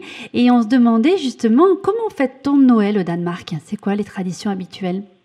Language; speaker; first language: French; native; French